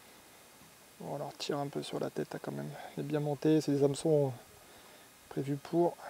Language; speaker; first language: French; native; French